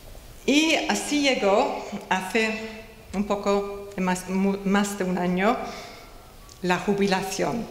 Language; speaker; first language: Spanish; non-native, fluent; English